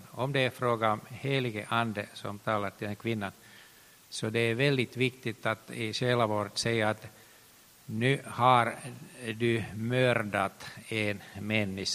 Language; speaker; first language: Swedish; non-native, local second language; Finnish